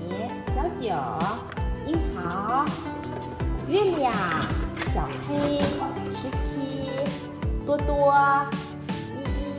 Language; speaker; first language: Chinese; native; Chinese